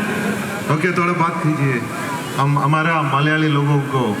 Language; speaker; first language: Hindi; non-native, local second language; Malayalam